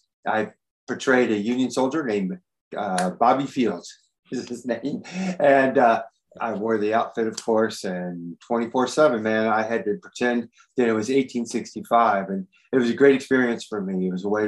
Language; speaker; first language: English; native; English